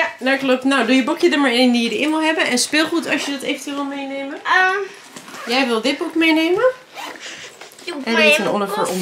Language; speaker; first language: Dutch; native; Dutch